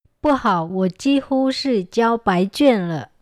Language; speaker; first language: Chinese; non-native, fluent; Vietnamese